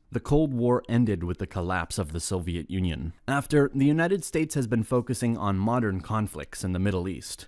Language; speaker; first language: English; non-native, fluent; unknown